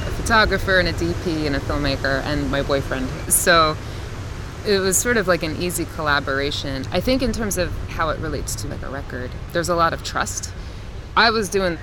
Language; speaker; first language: English; native; English